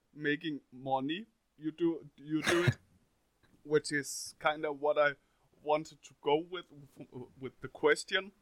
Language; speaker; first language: English; non-native, fluent; Danish